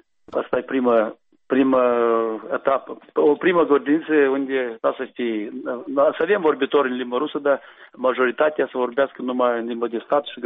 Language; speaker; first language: Romanian; non-native, local second language; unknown